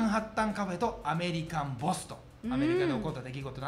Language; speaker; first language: Japanese; native; Japanese